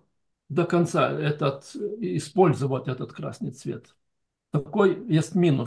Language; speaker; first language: Russian; non-native, fluent; Lithuanian